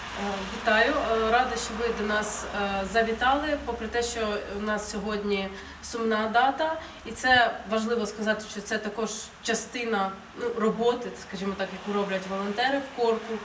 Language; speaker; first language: Ukrainian; native; Ukrainian